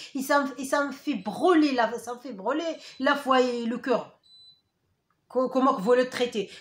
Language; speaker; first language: French; non-native, learner; Arabic